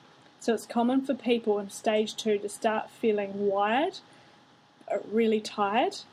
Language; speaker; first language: English; native; English